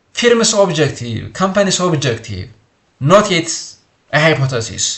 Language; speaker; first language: English; non-native, local second language; Amharic